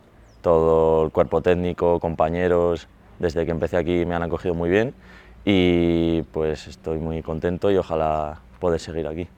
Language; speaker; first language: Spanish; native; Spanish